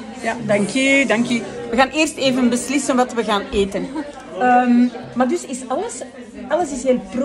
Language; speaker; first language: Dutch; non-native, fluent; French